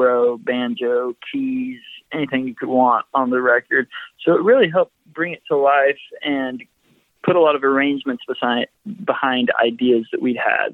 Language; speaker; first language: English; native; English